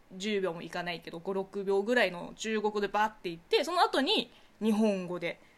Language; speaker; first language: Japanese; non-native, fluent; Chinese